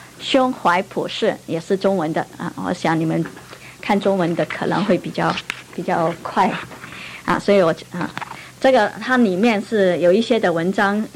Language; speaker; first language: Chinese; non-native, local second language; Cantonese